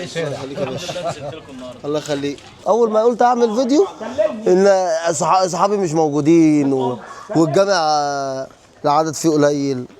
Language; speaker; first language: Arabic; native; Arabic